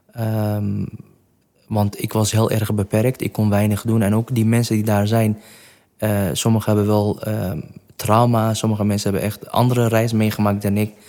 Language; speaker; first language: Dutch; non-native, fluent; Kurdish